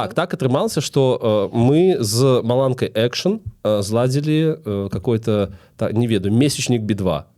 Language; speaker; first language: Belarusian; non-native, local second language; Russian